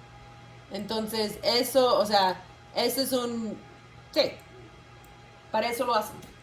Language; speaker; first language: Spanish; non-native, local second language; English